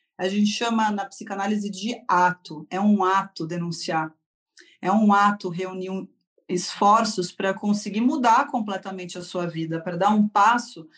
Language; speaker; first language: Portuguese; native; Portuguese